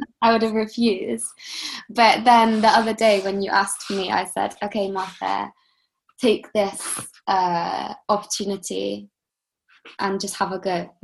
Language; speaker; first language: English; native; English